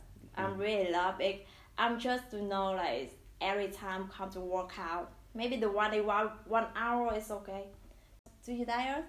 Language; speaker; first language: English; non-native, learner; Vietnamese